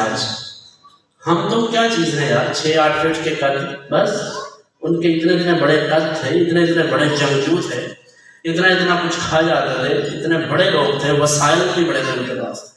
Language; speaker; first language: Urdu; non-native, local second language; Punjabi